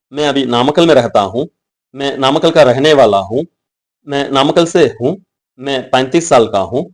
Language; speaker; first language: Hindi; non-native, local second language; Tamil